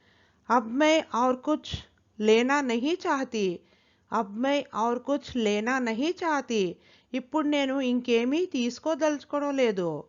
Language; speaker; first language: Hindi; non-native, local second language; Telugu